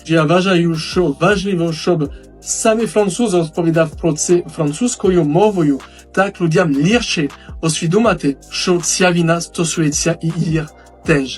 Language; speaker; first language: Ukrainian; non-native, fluent; French